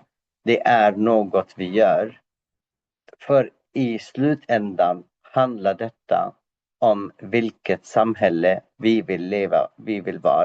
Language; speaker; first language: Swedish; non-native, fluent; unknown